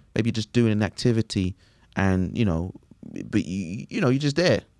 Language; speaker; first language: English; native; English